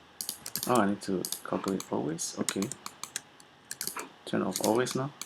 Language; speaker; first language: English; non-native, fluent; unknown